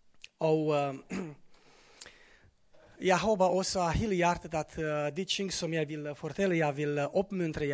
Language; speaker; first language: Norwegian; non-native, fluent; Romanian